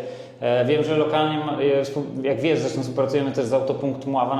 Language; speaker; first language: Polish; native; Polish